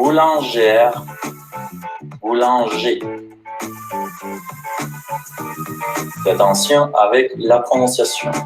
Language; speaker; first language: French; non-native, learner; Spanish